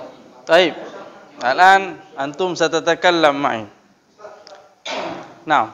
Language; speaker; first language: Arabic; non-native, fluent; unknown